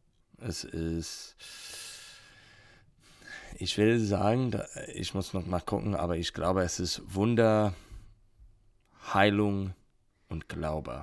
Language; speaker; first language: German; non-native, learner; English